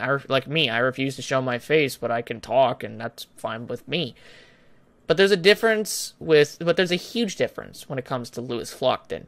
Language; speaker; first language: English; native; English